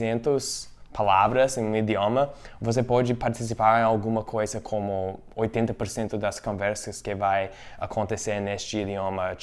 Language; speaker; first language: Portuguese; non-native, fluent; English